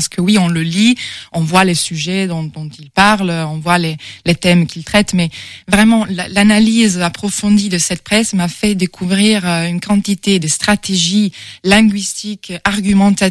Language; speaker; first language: French; non-native, fluent; Italian